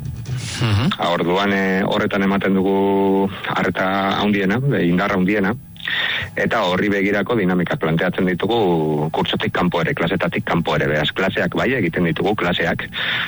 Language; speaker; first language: Basque; non-native, local second language; Spanish